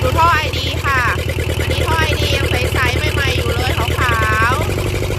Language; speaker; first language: Thai; native; Thai